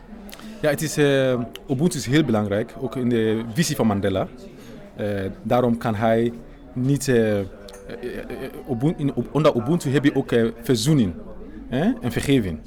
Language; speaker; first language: Dutch; non-native, fluent; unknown